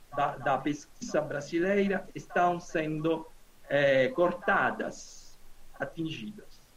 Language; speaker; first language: Portuguese; non-native, fluent; Italian